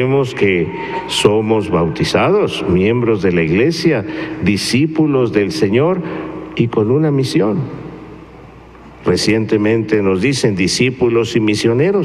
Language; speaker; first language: Spanish; native; Spanish